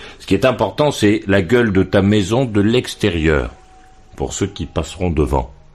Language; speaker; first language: French; native; French